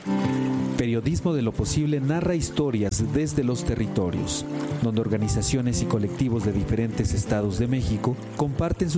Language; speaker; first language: Spanish; native; Spanish